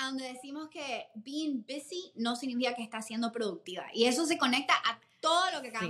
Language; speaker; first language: Spanish; native; Spanish